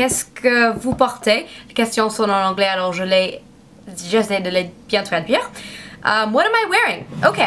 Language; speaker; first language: French; non-native, learner; English